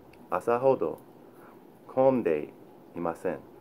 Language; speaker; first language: Japanese; non-native, learner; English